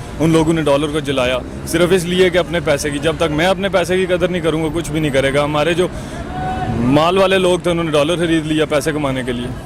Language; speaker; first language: Urdu; non-native, local second language; Pahari-Potwari